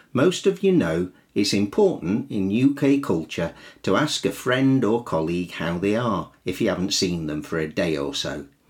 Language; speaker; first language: English; native; English